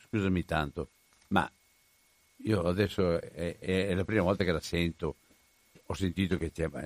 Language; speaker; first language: Italian; native; Italian